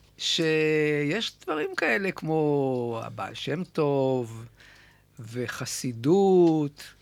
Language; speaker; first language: Hebrew; native; Hebrew